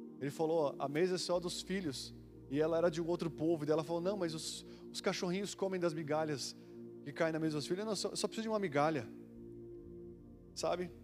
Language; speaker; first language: Portuguese; native; Portuguese